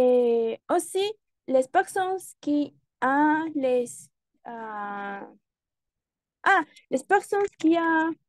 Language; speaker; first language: French; non-native, learner; Spanish